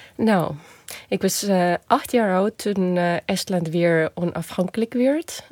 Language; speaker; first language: Dutch; non-native, fluent; Estonian